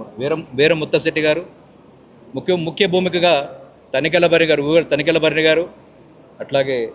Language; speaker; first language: Telugu; native; Telugu